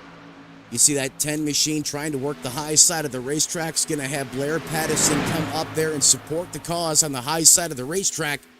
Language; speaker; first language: English; native; English